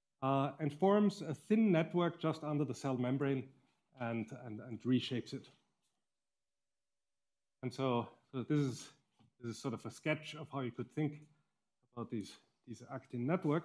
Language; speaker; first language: English; non-native, fluent; German